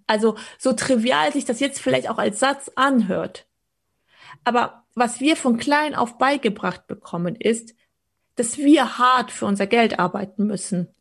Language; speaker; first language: German; early bilingual, other home language; Polish